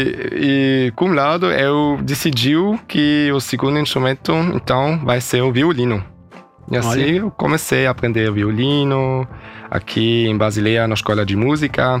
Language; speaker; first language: Portuguese; early bilingual, heritage; Portuguese